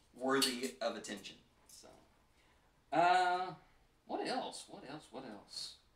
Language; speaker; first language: English; native; English